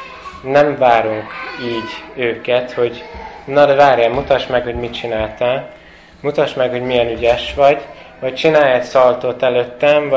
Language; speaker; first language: Hungarian; non-native, fluent; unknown